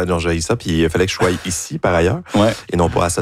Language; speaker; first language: French; native; French